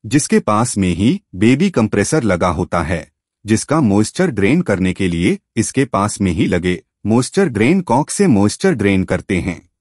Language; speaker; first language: Hindi; native; Hindi